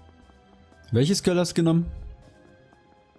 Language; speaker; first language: German; native; German